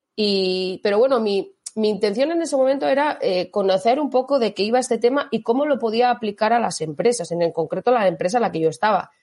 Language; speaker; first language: Spanish; native; Spanish